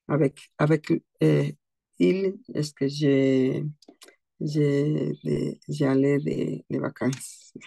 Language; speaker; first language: French; non-native, learner; Spanish